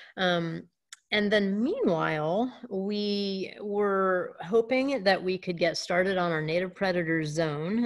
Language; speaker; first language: English; native; English